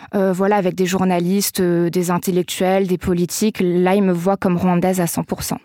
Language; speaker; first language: French; native; French